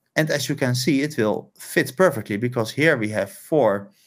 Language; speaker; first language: English; non-native, fluent; Dutch